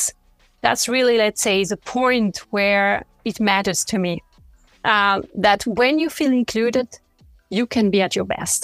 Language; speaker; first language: English; non-native, fluent; French